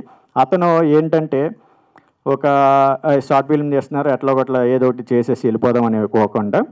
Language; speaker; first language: Telugu; native; Telugu